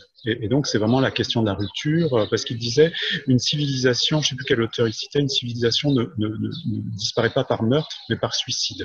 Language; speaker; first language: French; native; French